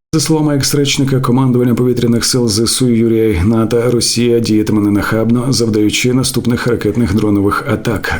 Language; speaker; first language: Ukrainian; native; Ukrainian